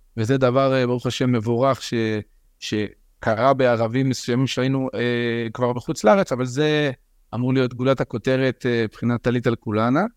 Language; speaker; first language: Hebrew; early bilingual, other home language; French